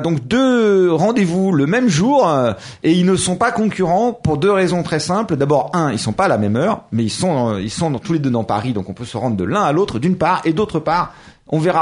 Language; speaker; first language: French; native; French